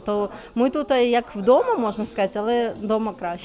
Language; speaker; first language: Polish; non-native, learner; Ukrainian